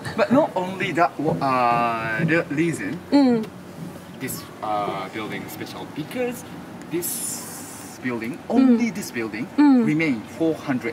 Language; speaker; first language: English; non-native, learner; Japanese